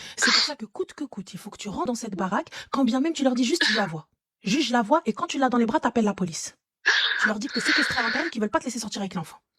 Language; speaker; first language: French; native; French